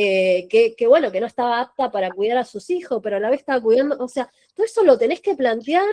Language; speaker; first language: Spanish; native; Spanish